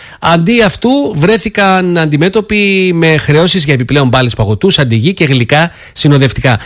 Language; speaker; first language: Greek; native; Greek